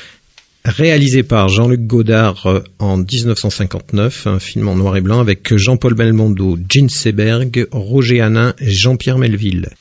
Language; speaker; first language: French; native; French